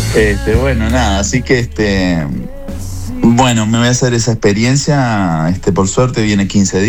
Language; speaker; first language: Spanish; native; Spanish